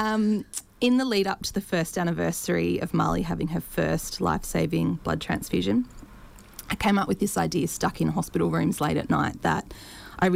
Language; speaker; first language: English; native; English